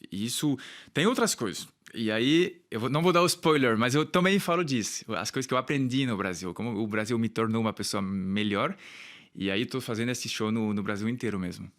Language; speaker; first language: Portuguese; non-native, fluent; French